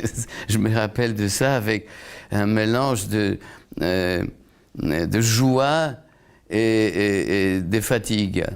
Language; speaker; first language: French; non-native, fluent; Polish